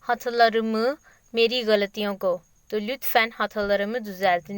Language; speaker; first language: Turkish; non-native, learner; Urdu